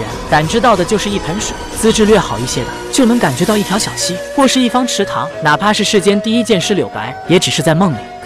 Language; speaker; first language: Chinese; native; Chinese